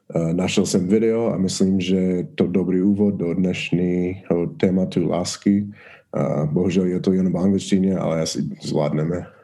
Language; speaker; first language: Czech; non-native, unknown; English